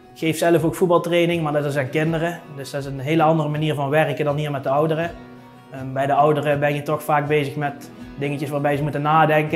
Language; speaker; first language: Dutch; native; Dutch